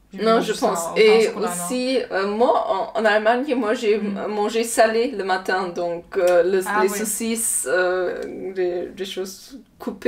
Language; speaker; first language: French; non-native, learner; German